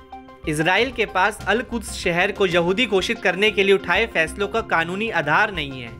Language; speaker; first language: Hindi; native; Hindi